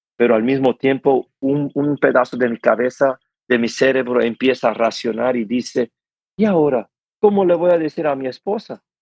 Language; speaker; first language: Spanish; non-native, fluent; Korean